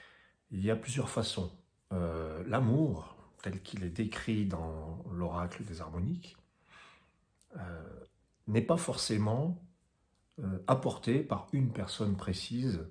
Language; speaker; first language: French; native; French